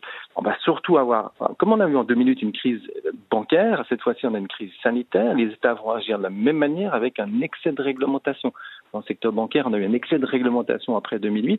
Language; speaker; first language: French; native; French